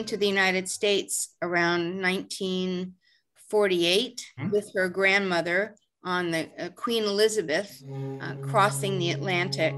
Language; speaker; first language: English; native; English